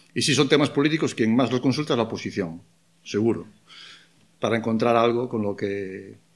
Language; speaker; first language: Spanish; non-native, local second language; Galician